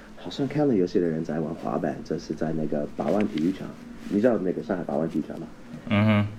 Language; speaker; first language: Chinese; non-native, fluent; English